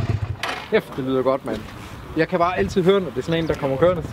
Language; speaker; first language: Danish; native; Danish